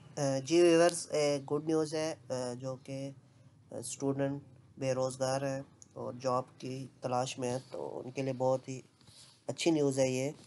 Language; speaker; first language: Urdu; non-native, local second language; Punjabi